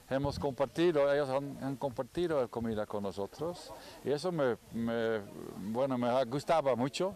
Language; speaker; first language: Spanish; non-native, fluent; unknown